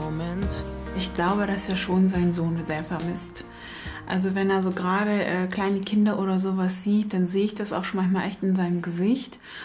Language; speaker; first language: German; native; German